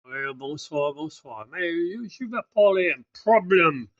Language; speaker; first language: French; non-native, fluent; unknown